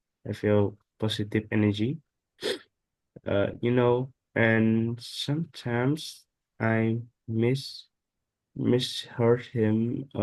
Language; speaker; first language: English; non-native, learner; Vietnamese